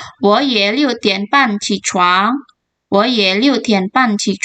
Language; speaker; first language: Chinese; non-native, fluent; Indonesian